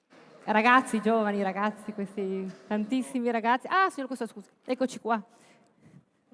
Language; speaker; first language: Italian; native; Italian